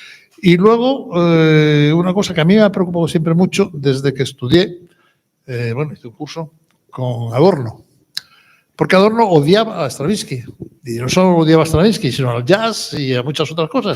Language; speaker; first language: Spanish; native; Spanish